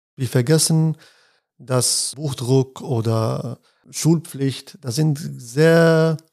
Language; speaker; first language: German; non-native, fluent; Arabic